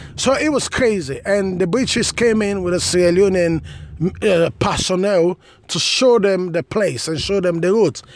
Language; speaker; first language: English; non-native, local second language; Krio